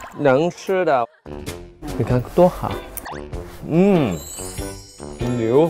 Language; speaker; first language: Chinese; non-native, local second language; Cantonese